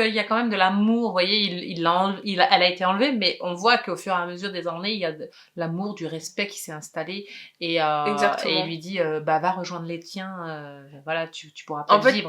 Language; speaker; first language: French; native; French